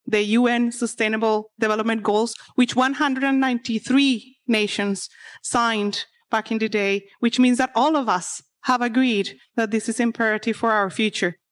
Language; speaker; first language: English; non-native, fluent; Spanish